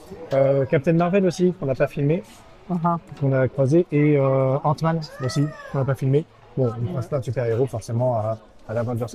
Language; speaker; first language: French; native; French